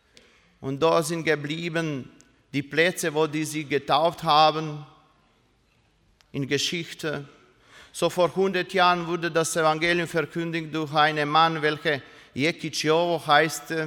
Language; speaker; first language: German; non-native, learner; Croatian